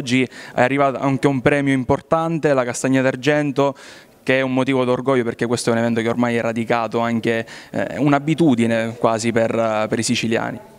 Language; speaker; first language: Italian; native; Italian